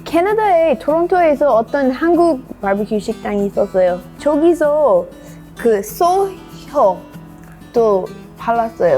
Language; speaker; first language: Korean; non-native, learner; English